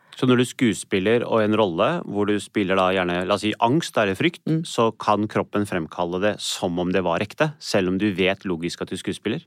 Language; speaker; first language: Norwegian; early bilingual, other home language; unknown